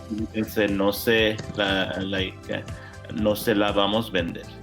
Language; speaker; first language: Spanish; non-native, learner; English